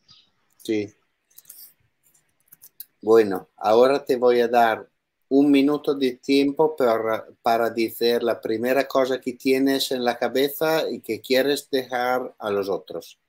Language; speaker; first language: Spanish; non-native, learner; Italian